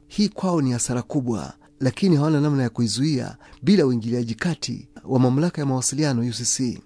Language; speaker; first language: Swahili; non-native, local second language; Ganda